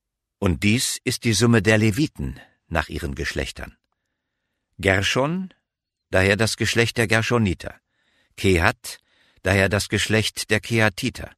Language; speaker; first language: German; native; German